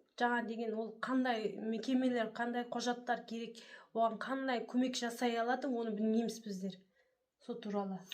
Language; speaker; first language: Kazakh; early bilingual, heritage; Kazakh